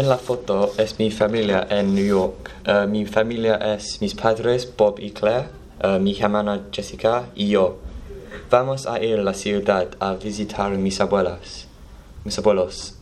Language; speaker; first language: Spanish; non-native, learner; English